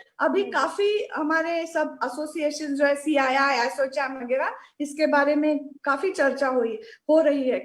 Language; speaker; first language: Hindi; non-native, local second language; Marathi